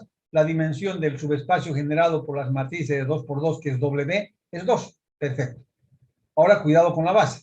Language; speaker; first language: Spanish; native; Spanish